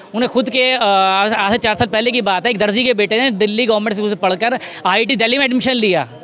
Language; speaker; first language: Hindi; native; Hindi